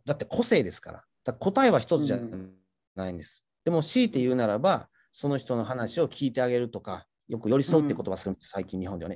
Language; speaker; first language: Japanese; native; Japanese